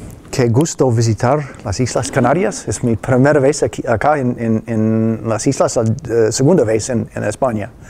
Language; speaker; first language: Spanish; non-native, fluent; English